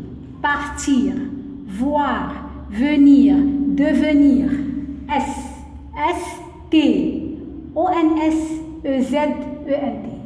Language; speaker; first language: French; non-native, fluent; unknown